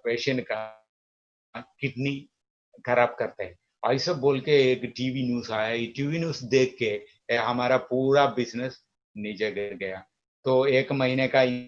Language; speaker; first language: Hindi; non-native, local second language; Malayalam